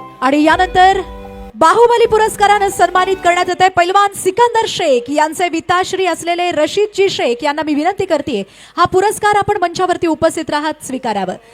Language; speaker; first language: Marathi; native; Marathi